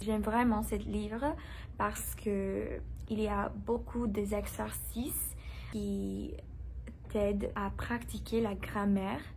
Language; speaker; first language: French; non-native, learner; English